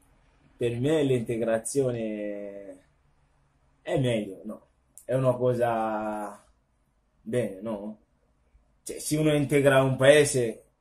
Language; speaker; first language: Italian; non-native, learner; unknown